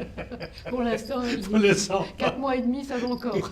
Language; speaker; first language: French; native; French